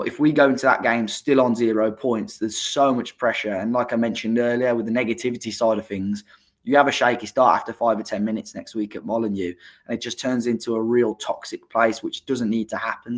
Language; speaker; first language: English; native; English